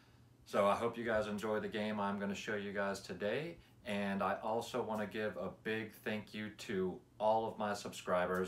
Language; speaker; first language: English; native; English